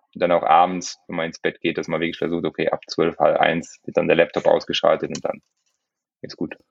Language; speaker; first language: German; non-native, local second language; Luxembourgish